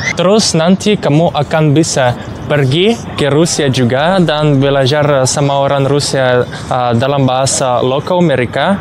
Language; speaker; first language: Indonesian; non-native, learner; Russian